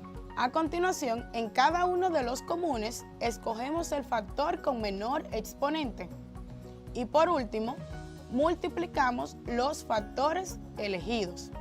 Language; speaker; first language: Spanish; native; Spanish